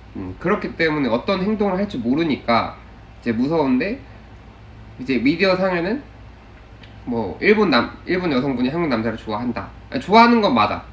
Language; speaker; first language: Korean; native; Korean